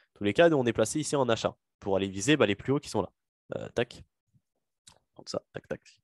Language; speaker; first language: French; native; French